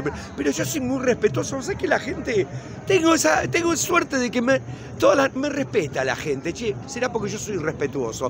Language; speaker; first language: Spanish; native; Spanish